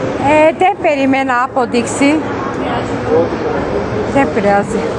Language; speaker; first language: Greek; non-native, learner; Armenian